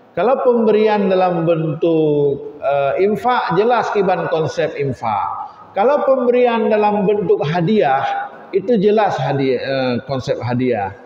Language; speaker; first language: Malay; non-native, local second language; Achinese